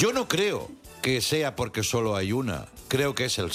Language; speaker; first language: Spanish; native; Spanish